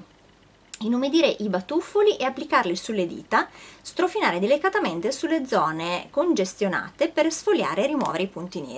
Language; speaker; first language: Italian; native; Italian